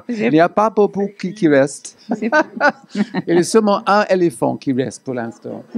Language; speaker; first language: French; non-native, fluent; English